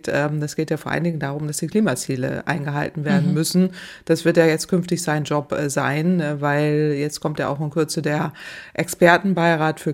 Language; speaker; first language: German; native; German